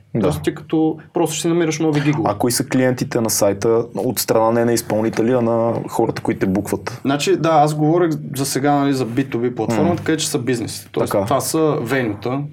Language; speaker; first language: Bulgarian; native; Bulgarian